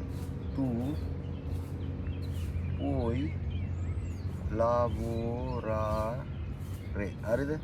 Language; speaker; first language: Italian; non-native, fluent; Sinhala